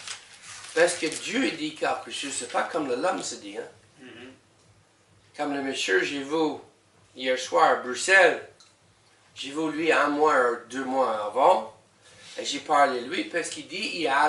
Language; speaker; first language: French; non-native, learner; English